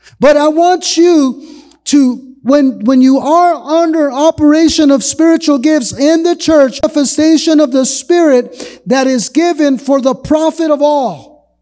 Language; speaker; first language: English; native; English